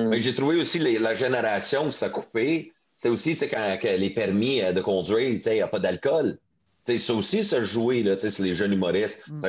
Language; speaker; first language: French; non-native, local second language; English